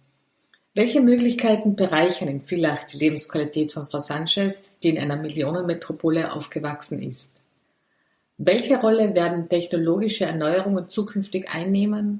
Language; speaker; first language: German; native; German